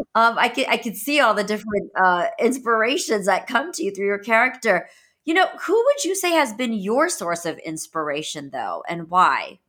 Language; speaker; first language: English; native; English